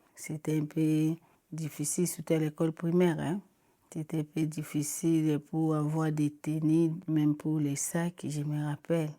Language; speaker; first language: French; non-native, local second language; Lingala